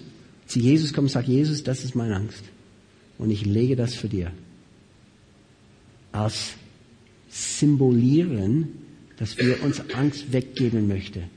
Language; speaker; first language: German; non-native, fluent; English